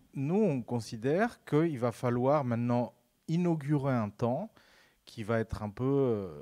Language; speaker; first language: French; non-native, fluent; Spanish